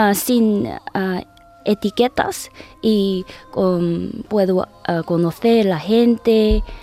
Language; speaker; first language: Spanish; non-native, learner; Korean